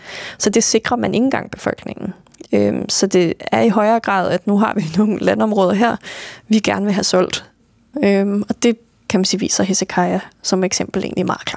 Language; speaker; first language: Danish; native; Danish